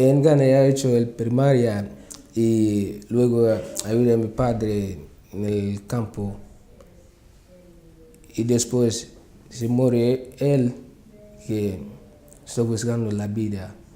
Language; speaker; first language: Spanish; non-native, learner; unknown